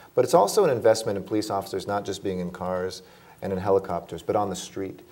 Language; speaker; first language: English; native; English